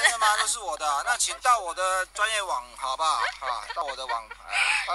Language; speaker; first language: Chinese; native; Chinese